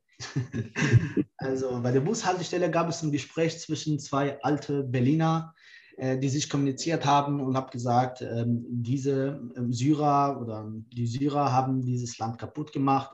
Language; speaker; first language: German; non-native, fluent; Kurdish